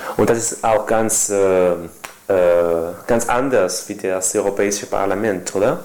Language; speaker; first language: German; non-native, fluent; Spanish